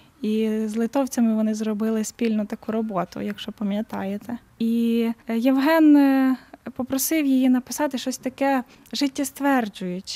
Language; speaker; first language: Ukrainian; native; Ukrainian